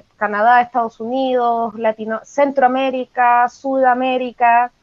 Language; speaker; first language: Spanish; native; Spanish